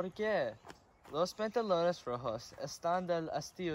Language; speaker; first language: Spanish; non-native, learner; English